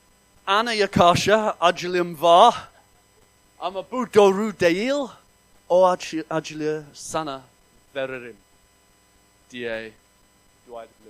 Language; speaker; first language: Turkish; non-native, fluent; English